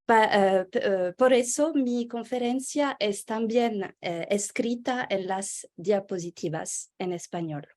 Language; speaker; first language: Spanish; non-native, fluent; French